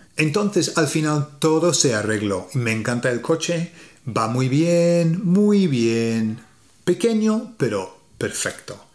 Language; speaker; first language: Spanish; non-native, fluent; English